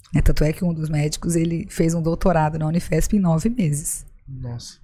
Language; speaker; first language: Portuguese; native; Portuguese